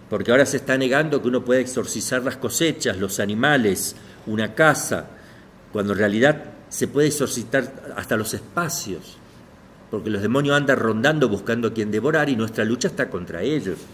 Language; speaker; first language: Spanish; native; Spanish